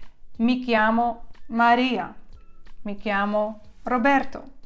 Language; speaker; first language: Italian; non-native, fluent; Ukrainian